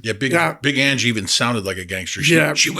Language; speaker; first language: English; native; English